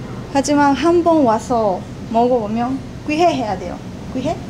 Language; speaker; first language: Korean; non-native, fluent; Spanish